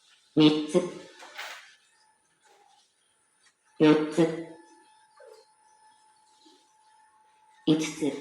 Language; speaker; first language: Japanese; non-native, learner; Indonesian